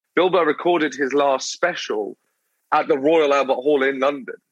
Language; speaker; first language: English; native; English